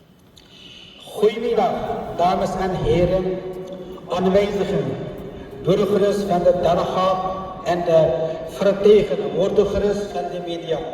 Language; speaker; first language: Dutch; non-native, learner; Uyghur